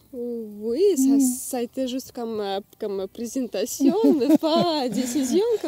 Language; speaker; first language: French; non-native, learner; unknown